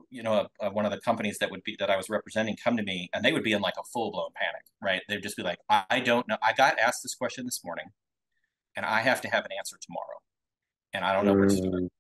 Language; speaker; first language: English; native; English